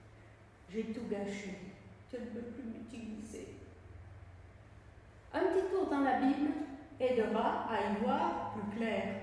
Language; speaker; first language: French; native; French